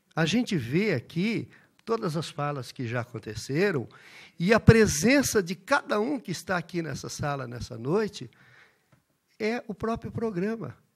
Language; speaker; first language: Portuguese; early bilingual, other home language; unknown